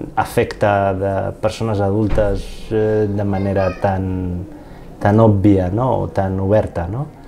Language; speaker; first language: Catalan; non-native, fluent; Arabic